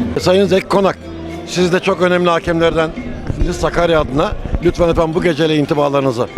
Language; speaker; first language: Turkish; native; Turkish